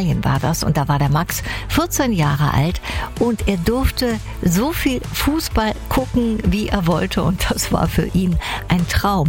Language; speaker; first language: German; native; German